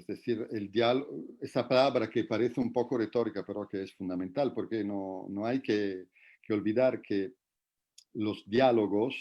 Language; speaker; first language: Spanish; non-native, fluent; Italian